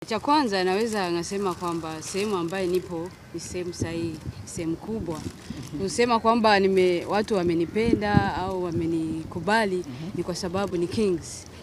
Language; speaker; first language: Swahili; non-native, fluent; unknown